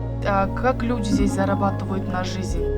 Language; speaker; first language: Russian; non-native, fluent; Polish